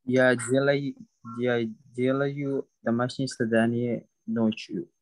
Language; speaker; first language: Russian; non-native, learner; Indonesian